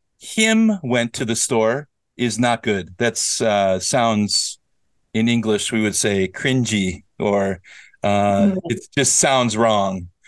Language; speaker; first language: English; native; English